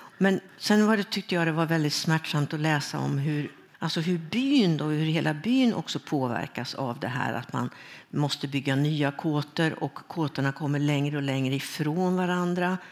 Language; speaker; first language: Swedish; native; Swedish